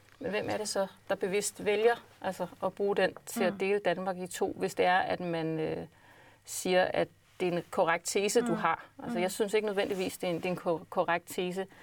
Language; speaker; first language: Danish; native; Danish